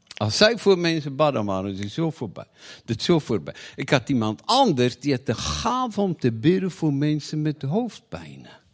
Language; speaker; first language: Dutch; non-native, fluent; Afrikaans